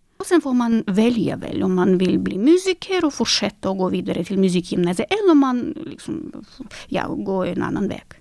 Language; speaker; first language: Swedish; non-native, fluent; Russian